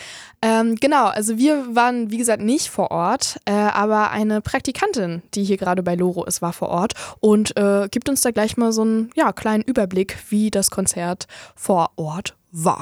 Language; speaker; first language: German; native; German